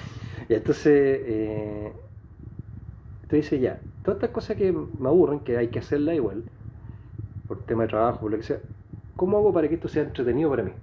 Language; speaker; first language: Spanish; native; Spanish